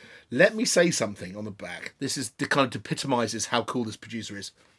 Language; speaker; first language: English; native; English